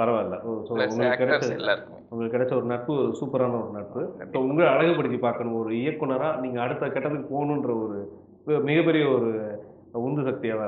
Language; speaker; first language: Tamil; native; Tamil